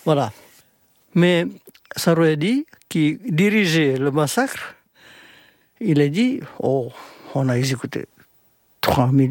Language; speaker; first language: French; non-native, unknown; Indonesian